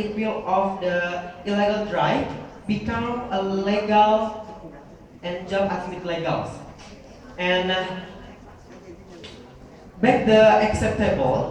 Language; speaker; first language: English; non-native, learner; Indonesian